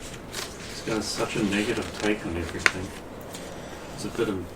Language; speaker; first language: English; native; English